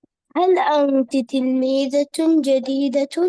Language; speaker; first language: Arabic; non-native, learner; Bangla